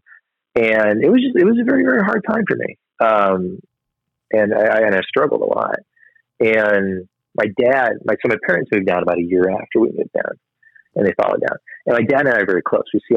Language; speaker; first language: English; native; English